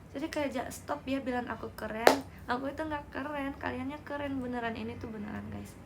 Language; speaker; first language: Indonesian; non-native, learner; Japanese